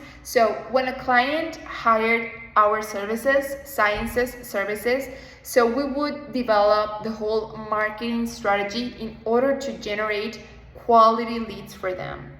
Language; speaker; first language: English; non-native, fluent; Spanish